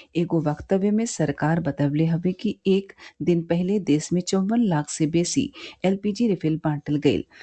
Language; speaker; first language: Bhojpuri; native; Bhojpuri